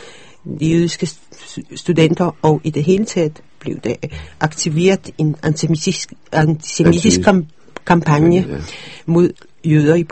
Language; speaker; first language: Danish; early bilingual, other home language; Polish